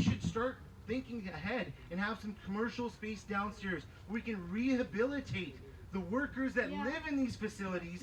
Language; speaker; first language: English; early bilingual, other home language; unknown